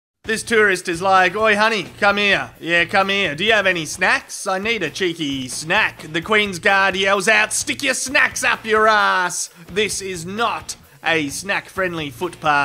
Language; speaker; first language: English; native; English